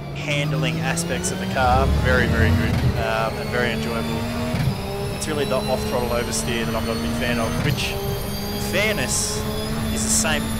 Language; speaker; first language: English; native; English